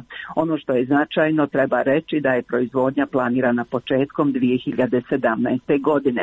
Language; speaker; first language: Croatian; native; Croatian